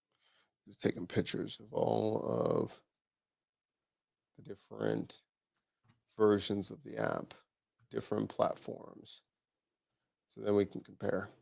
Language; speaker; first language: English; native; English